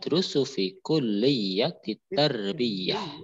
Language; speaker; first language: Arabic; non-native, fluent; Indonesian